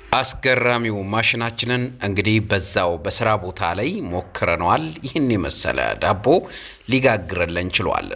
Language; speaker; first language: Amharic; native; Amharic